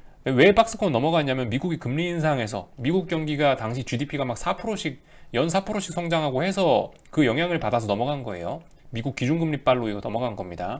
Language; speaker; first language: Korean; native; Korean